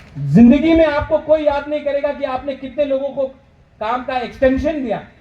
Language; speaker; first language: Hindi; non-native, local second language; Bangla